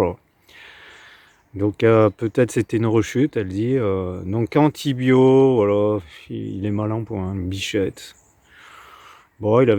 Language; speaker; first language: French; native; French